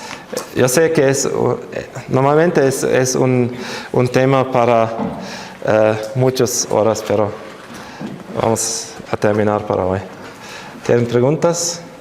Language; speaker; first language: Spanish; non-native, fluent; German